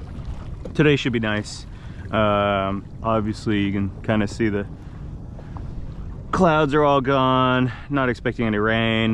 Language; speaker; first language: English; native; English